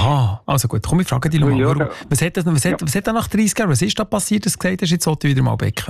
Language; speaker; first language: German; native; German